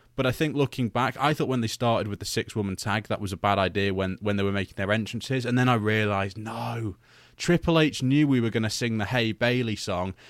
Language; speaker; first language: English; native; English